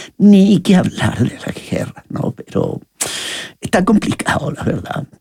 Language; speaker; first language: Spanish; native; Spanish